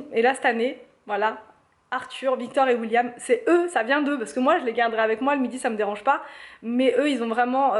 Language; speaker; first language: French; native; French